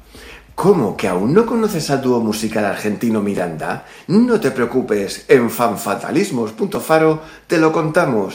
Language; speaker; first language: Spanish; native; Spanish